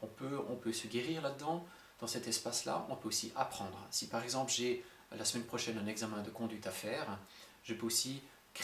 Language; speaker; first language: French; native; French